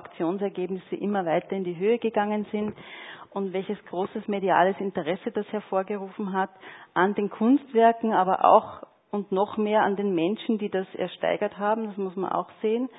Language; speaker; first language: German; native; German